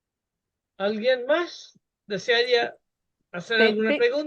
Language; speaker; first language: Spanish; non-native, fluent; Bangla